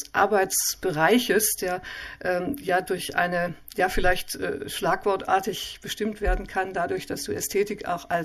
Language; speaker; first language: German; native; German